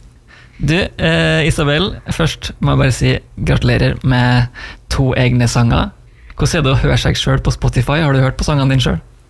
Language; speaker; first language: Norwegian; native; Norwegian